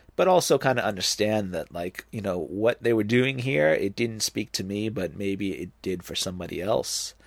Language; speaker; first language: English; native; English